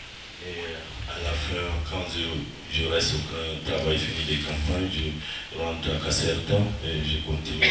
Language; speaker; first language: Italian; non-native, learner; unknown